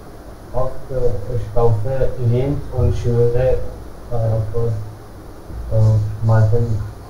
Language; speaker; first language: German; non-native, learner; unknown